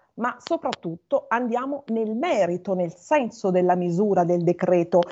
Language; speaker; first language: Italian; native; Italian